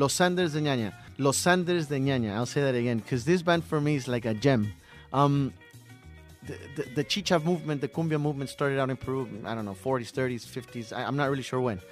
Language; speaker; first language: English; early bilingual, other home language; Spanish